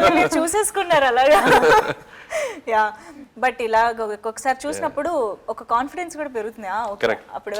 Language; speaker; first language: Telugu; native; Telugu